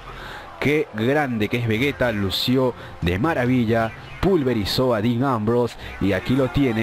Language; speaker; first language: Spanish; native; Spanish